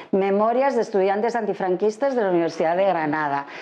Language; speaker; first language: Catalan; non-native, fluent; Spanish